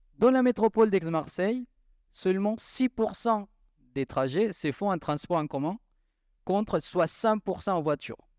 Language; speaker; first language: French; non-native, fluent; Spanish